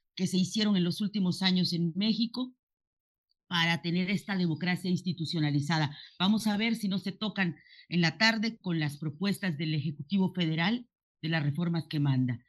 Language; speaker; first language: Spanish; native; Spanish